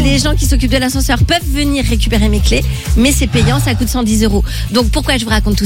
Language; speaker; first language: French; native; French